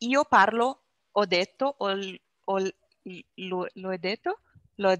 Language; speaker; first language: Italian; non-native, learner; Portuguese